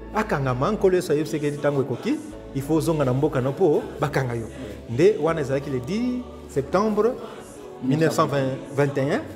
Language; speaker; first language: Lingala; non-native, local second language; Kongo